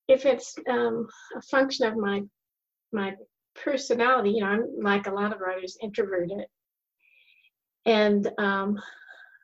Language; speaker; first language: English; native; English